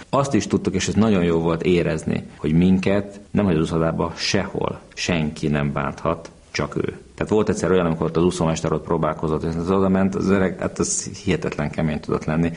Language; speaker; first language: Hungarian; native; Hungarian